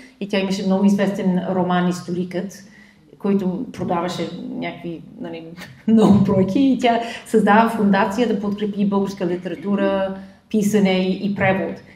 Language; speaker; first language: Bulgarian; non-native, fluent; English